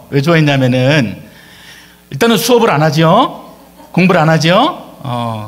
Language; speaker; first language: Korean; native; Korean